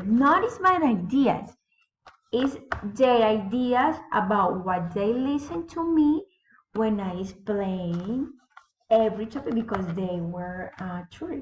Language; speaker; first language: English; non-native, learner; Spanish